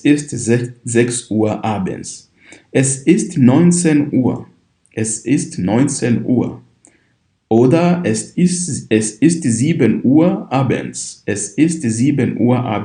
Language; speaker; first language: German; non-native, fluent; Kinyarwanda